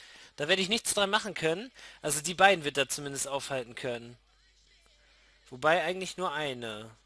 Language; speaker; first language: German; native; German